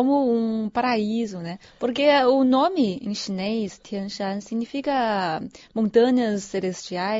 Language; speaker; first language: Portuguese; non-native, fluent; Chinese